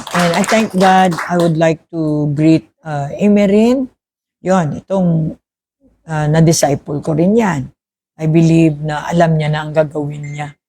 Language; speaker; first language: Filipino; non-native, local second language; Hiligaynon